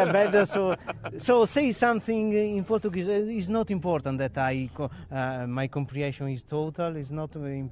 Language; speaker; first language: English; non-native, learner; Italian